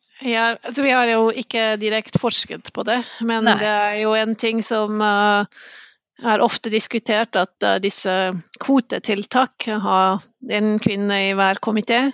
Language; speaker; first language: Norwegian; non-native, fluent; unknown